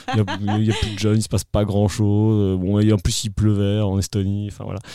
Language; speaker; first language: French; native; French